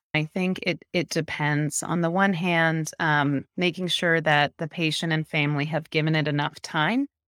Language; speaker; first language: English; early bilingual, other home language; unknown